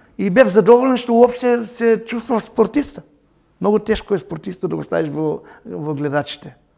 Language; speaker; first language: Macedonian; native; Macedonian